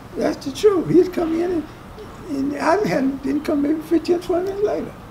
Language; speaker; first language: English; native; English